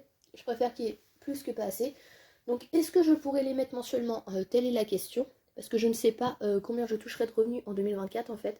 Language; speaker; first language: French; native; French